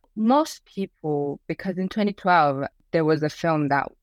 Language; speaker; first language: English; early bilingual, other home language; Persian